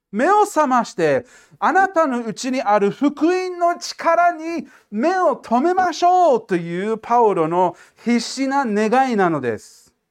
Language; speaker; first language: Japanese; non-native, fluent; English